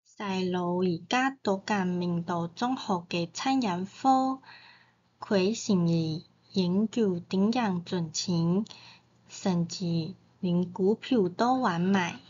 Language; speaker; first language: Cantonese; non-native, learner; Chinese